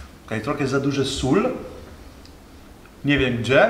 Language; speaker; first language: Polish; non-native, learner; Italian